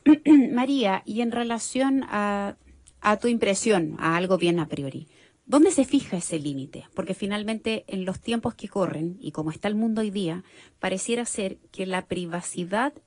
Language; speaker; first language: Spanish; native; Spanish